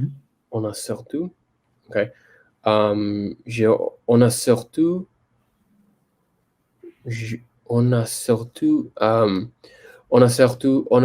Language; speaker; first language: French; non-native, learner; English